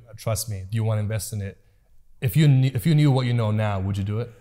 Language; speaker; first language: English; early bilingual, other home language; Persian